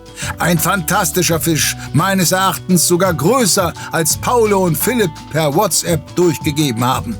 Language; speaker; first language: German; native; German